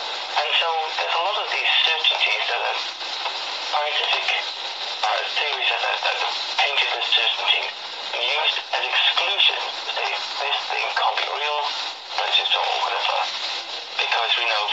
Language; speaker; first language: English; native; English